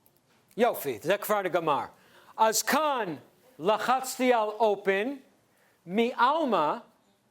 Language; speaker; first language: Hebrew; non-native, fluent; English